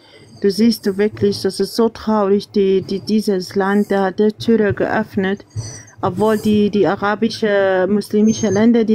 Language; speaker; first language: German; non-native, learner; Arabic